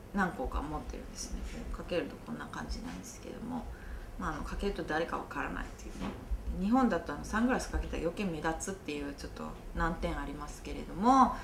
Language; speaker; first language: Japanese; native; Japanese